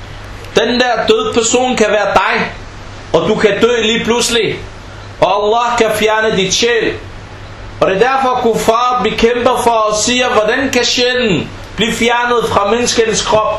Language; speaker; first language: Danish; non-native, fluent; Arabic